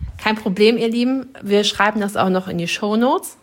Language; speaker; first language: German; native; German